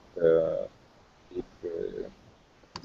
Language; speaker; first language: English; non-native, learner; Russian